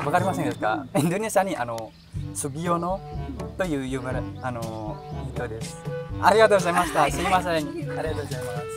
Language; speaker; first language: Japanese; non-native, learner; Indonesian